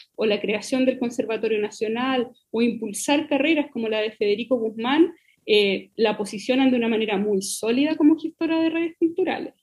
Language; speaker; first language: Spanish; native; Spanish